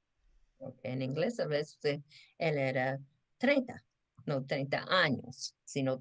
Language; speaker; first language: Spanish; non-native, fluent; English